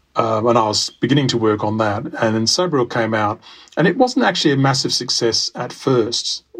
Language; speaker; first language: English; native; English